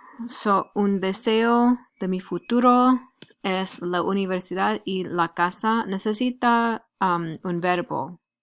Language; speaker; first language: Spanish; non-native, learner; English